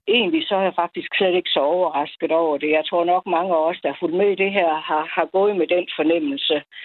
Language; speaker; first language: Danish; native; Danish